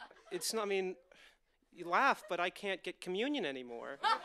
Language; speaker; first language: English; native; English